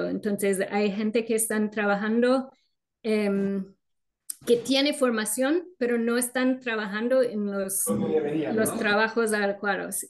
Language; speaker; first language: Spanish; non-native, fluent; English